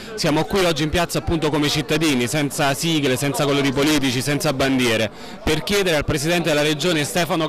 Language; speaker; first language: Italian; native; Italian